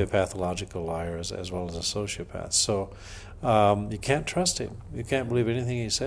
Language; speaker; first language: English; native; English